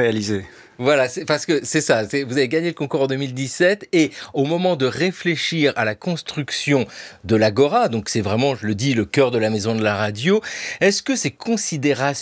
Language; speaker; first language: French; native; French